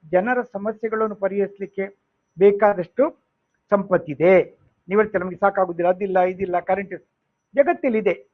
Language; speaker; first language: Kannada; native; Kannada